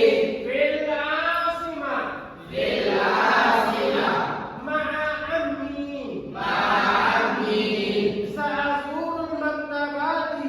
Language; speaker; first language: Arabic; non-native, fluent; Indonesian